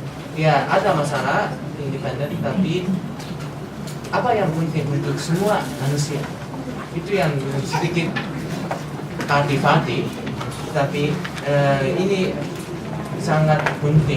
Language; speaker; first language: Indonesian; non-native, fluent; Japanese